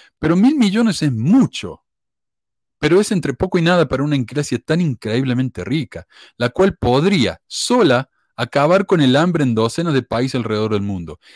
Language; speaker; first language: Spanish; native; Spanish